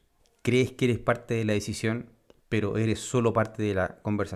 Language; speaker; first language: Spanish; native; Spanish